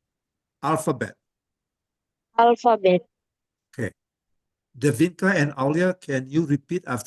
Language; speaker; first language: English; non-native, fluent; Indonesian